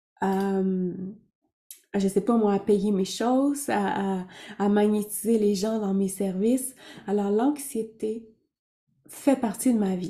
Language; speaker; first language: French; native; French